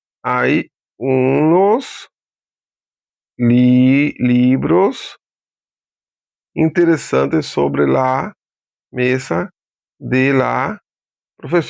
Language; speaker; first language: Spanish; non-native, fluent; Portuguese